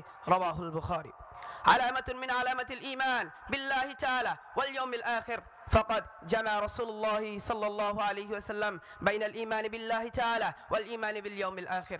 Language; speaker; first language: Arabic; non-native, learner; Bangla